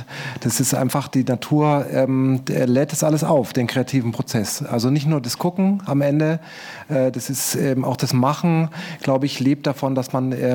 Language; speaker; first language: German; native; German